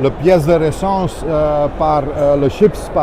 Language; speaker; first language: French; non-native, local second language; Dutch